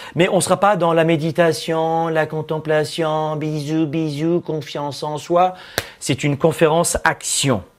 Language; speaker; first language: French; native; French